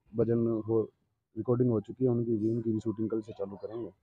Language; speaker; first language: Hindi; native; Hindi